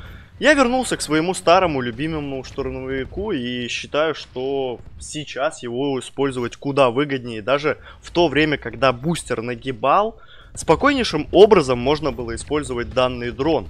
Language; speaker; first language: Russian; native; Russian